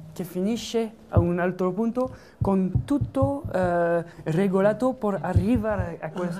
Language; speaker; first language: Italian; non-native, learner; French